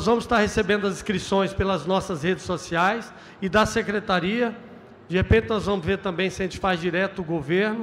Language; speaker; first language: Portuguese; native; Portuguese